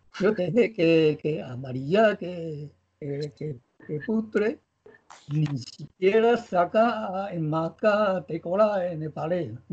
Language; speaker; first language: Spanish; non-native, learner; Chinese